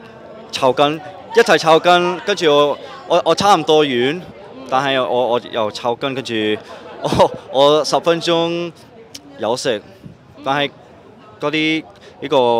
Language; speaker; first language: Cantonese; non-native, local second language; English